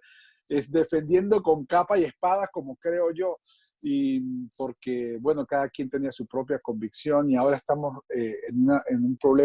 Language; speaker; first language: Spanish; native; Spanish